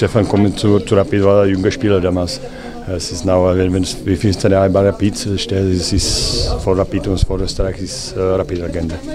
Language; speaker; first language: German; non-native, learner; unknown